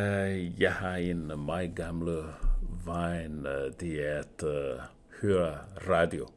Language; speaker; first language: Danish; non-native, fluent; Portuguese